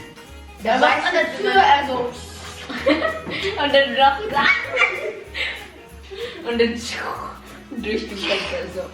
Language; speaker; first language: German; early bilingual, other home language; Filipino